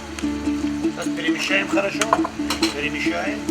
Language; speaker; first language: Russian; non-native, fluent; Tajik